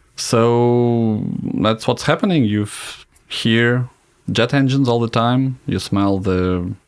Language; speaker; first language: English; non-native, fluent; Russian